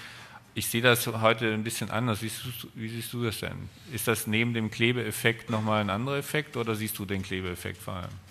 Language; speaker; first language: German; native; German